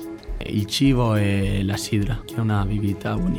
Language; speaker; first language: Italian; non-native, learner; Spanish